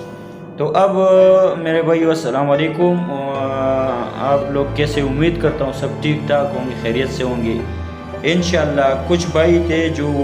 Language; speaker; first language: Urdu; non-native, local second language; Pashto